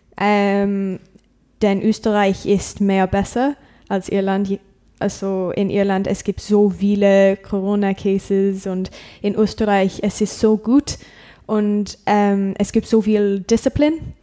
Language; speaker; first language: German; non-native, learner; English